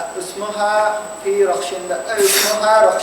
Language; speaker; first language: Arabic; non-native, learner; Urdu